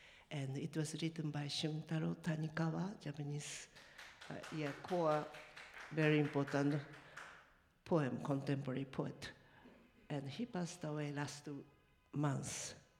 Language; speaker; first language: English; non-native, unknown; Japanese